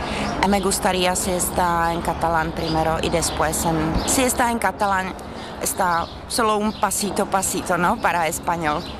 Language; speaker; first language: Spanish; non-native, fluent; Czech